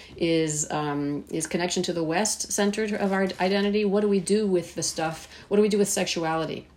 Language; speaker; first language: English; early bilingual, heritage; Persian